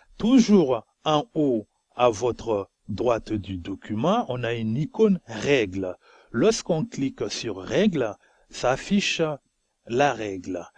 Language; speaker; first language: French; non-native, local second language; Bambara